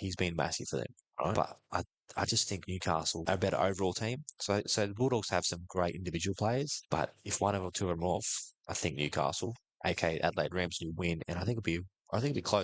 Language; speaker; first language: English; native; English